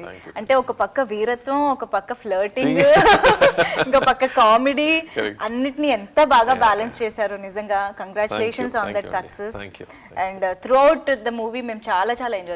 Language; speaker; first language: Telugu; native; Telugu